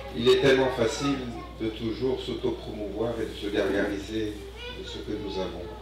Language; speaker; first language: French; non-native, local second language; Arabic